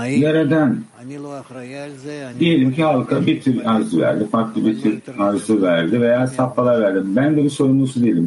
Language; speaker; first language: Turkish; native; Turkish